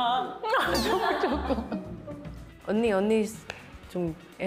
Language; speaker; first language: Korean; non-native, learner; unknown